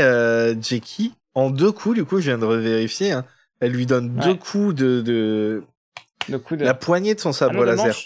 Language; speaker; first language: French; native; French